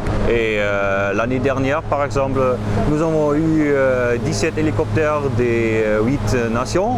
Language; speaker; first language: French; non-native, fluent; German